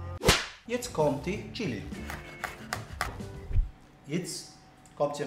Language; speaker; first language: German; non-native, fluent; Italian